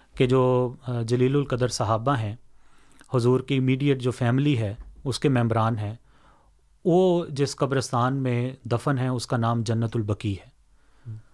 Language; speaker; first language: Urdu; native; Urdu